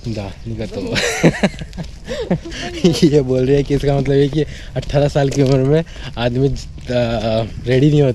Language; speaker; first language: Russian; non-native, learner; Hindi